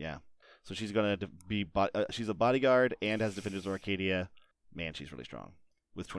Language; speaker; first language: English; native; English